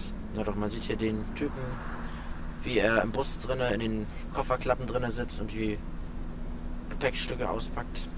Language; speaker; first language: German; native; German